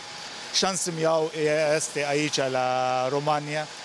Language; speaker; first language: Romanian; non-native, learner; Arabic